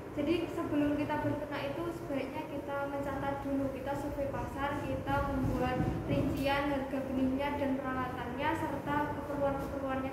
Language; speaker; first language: Indonesian; native; Indonesian